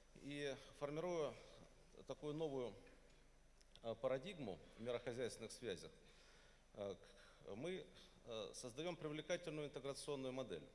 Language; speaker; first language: Russian; native; Russian